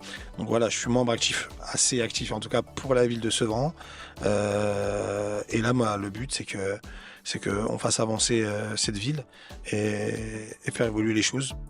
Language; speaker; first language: French; native; French